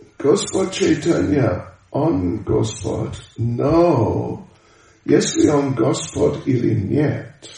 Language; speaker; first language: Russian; non-native, learner; English